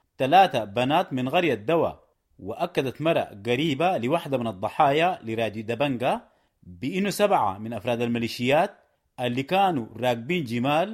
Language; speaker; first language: Arabic; native; Arabic